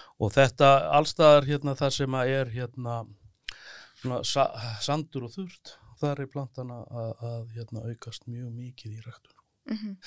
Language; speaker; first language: Icelandic; native; Icelandic